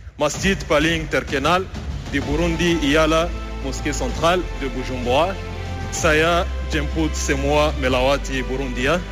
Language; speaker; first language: Malay; non-native, fluent; Rundi